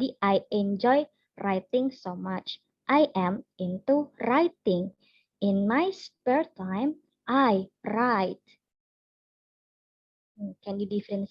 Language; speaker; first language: English; non-native, learner; Indonesian